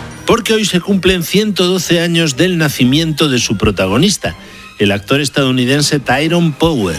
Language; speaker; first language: Spanish; native; Spanish